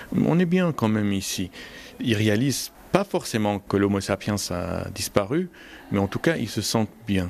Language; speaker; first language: French; non-native, fluent; Arabic